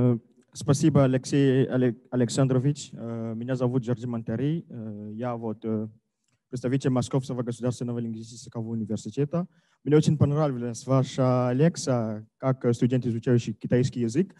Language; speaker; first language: Russian; non-native, fluent; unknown